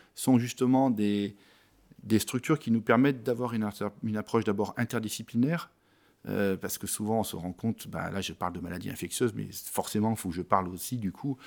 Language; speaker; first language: French; native; French